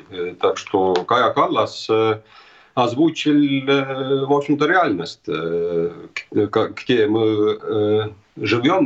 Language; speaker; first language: Russian; non-native, fluent; Estonian